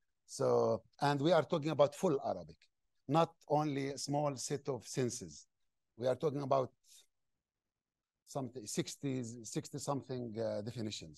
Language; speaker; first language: English; non-native, fluent; Arabic